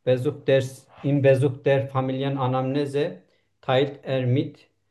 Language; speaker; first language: German; non-native, learner; Turkish